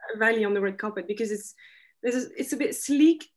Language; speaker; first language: English; non-native, fluent; French